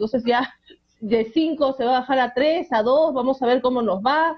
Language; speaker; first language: Spanish; native; Spanish